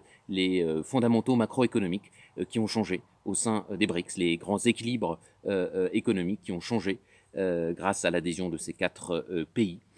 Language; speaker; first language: French; native; French